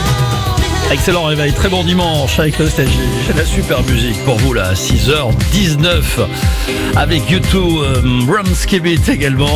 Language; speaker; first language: French; native; French